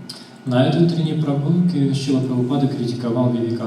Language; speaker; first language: Russian; native; Russian